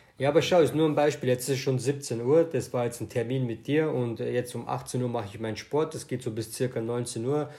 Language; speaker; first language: German; native; German